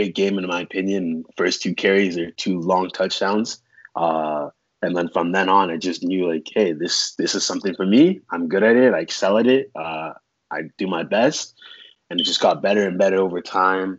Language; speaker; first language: English; native; English